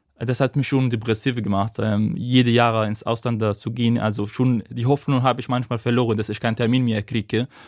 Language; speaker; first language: German; non-native, fluent; Arabic